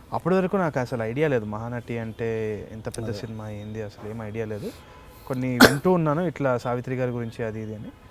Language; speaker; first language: Telugu; native; Telugu